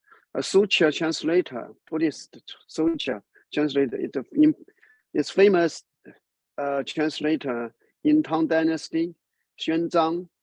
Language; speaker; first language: English; non-native, learner; Chinese